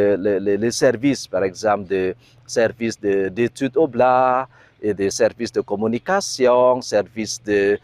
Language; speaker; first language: French; non-native, fluent; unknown